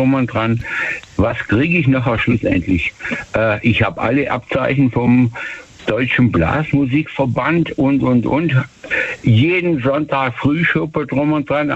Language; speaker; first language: German; native; German